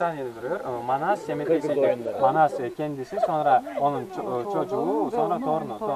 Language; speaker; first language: Turkish; non-native, local second language; Kyrgyz